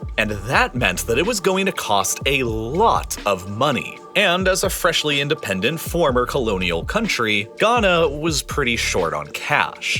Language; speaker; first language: English; native; English